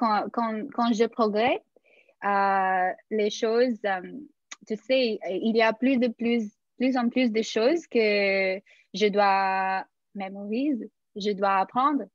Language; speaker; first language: French; non-native, fluent; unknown